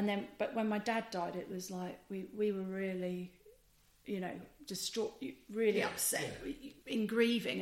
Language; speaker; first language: English; native; English